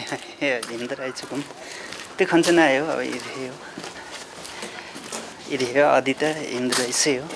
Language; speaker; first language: Korean; non-native, learner; Nepali